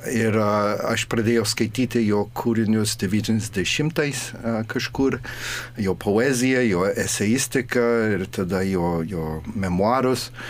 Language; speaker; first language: Lithuanian; early bilingual, heritage; English